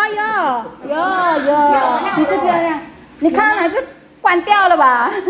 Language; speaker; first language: Chinese; non-native, learner; Javanese